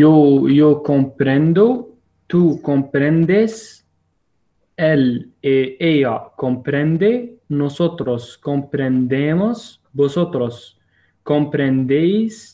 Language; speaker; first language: Spanish; non-native, learner; English